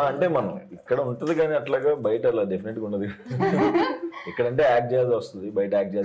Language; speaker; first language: Telugu; native; Telugu